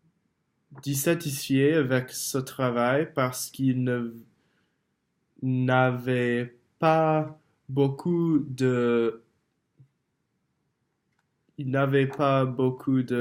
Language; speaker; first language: French; non-native, learner; English